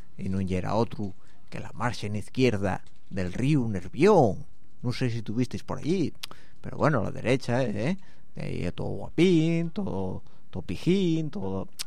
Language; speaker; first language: Spanish; native; Spanish